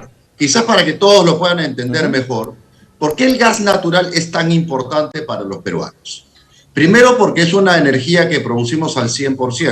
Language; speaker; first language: Spanish; native; Spanish